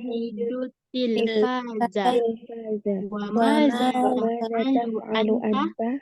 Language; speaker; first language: Arabic; non-native, learner; Indonesian